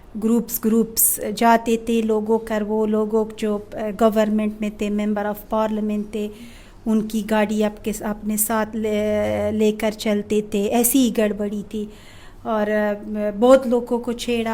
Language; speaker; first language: Hindi; non-native, fluent; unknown